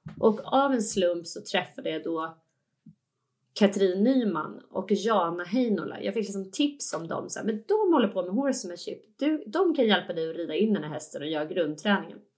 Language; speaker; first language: Swedish; native; Swedish